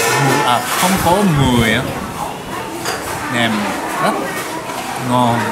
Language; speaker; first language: Vietnamese; non-native, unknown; Japanese